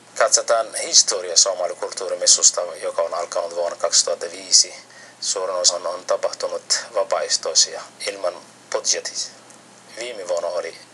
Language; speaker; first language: Finnish; non-native, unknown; Somali